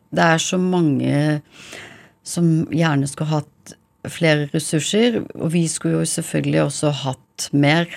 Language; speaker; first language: Norwegian; early bilingual, heritage; English